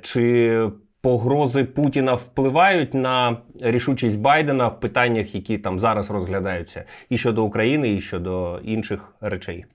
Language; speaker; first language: Ukrainian; native; Ukrainian